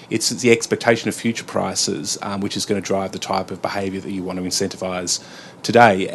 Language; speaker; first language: English; native; English